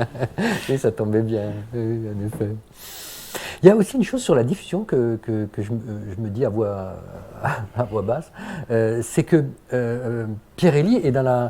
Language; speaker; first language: French; native; French